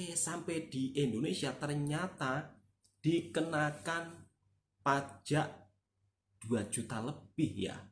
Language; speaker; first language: Indonesian; native; Indonesian